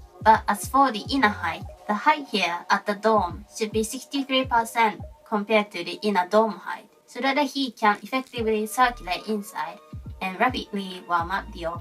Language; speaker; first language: English; non-native, fluent; Japanese